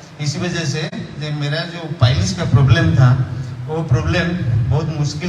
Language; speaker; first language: Hindi; non-native, local second language; Odia